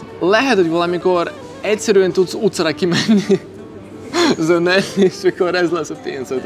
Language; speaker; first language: Hungarian; non-native, fluent; Russian